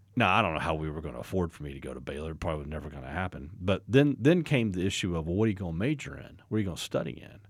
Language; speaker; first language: English; native; English